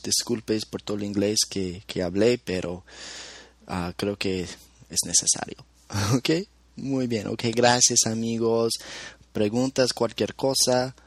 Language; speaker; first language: Spanish; non-native, fluent; English